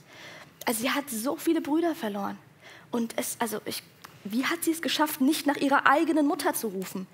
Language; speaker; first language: German; early bilingual, other home language; Persian